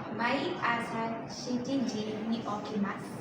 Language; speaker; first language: Japanese; non-native, learner; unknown